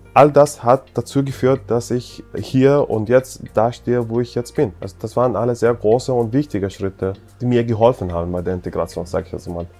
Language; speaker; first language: German; non-native, fluent; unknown